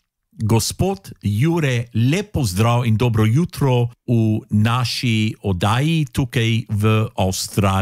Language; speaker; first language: Slovenian; native; Slovenian